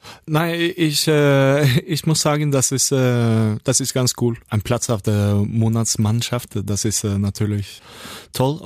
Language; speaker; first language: German; non-native, learner; Norwegian